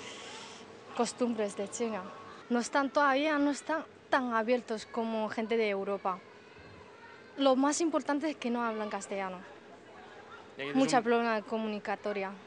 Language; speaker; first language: Spanish; non-native, fluent; Chinese